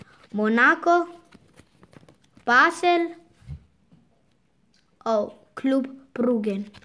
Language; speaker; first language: Danish; early bilingual, other home language; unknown